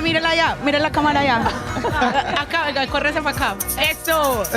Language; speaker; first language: Spanish; native; Spanish